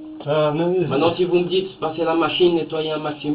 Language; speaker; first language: French; native; French